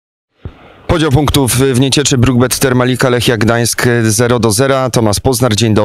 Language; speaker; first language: Polish; native; Polish